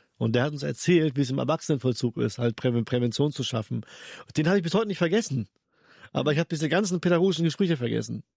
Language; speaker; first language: German; early bilingual, other home language; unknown